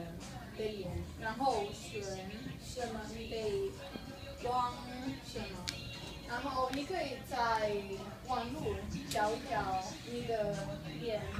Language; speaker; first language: Chinese; non-native, learner; Spanish